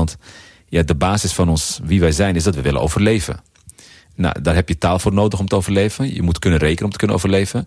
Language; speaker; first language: Dutch; early bilingual, other home language; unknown